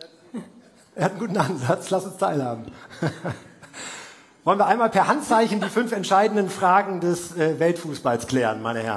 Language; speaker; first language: German; native; German